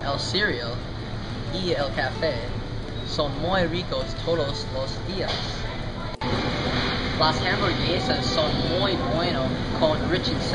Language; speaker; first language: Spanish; non-native, learner; English